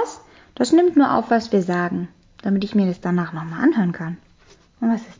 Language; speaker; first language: German; native; German